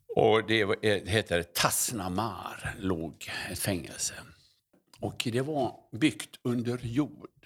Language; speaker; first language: Swedish; native; Swedish